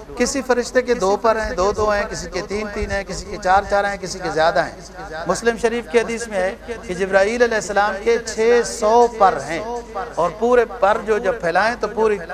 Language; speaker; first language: Urdu; non-native, local second language; Punjabi